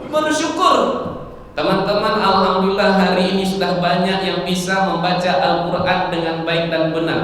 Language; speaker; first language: Malay; native; Malay